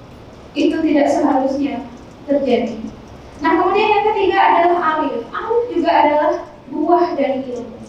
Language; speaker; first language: Indonesian; native; Indonesian